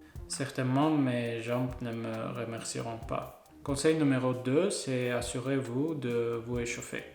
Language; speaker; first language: French; non-native, learner; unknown